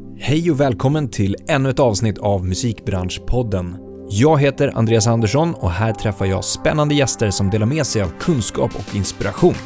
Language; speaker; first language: Swedish; native; Swedish